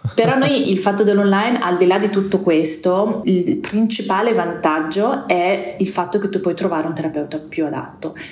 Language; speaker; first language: Italian; native; Italian